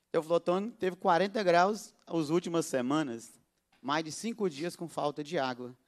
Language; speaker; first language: Portuguese; native; Portuguese